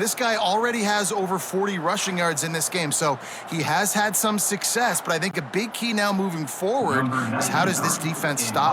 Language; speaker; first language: English; native; English